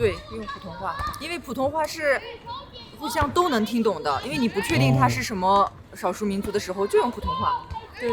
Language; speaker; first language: Chinese; non-native, local second language; Uyghur